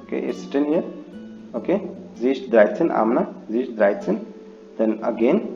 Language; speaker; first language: German; non-native, fluent; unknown